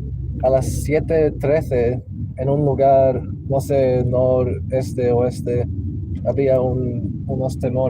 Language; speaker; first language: Spanish; non-native, learner; English